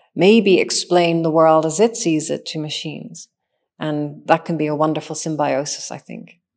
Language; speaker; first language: English; native; English